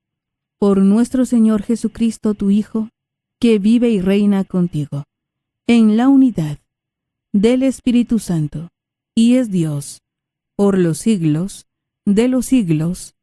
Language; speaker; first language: Spanish; native; Spanish